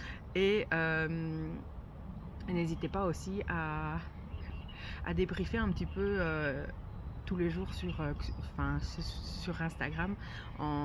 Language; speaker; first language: French; native; French